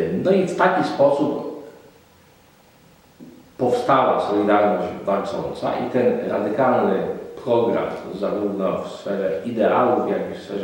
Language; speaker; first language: Polish; native; Polish